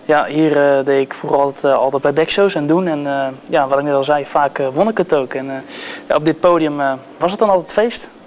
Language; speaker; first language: Dutch; native; Dutch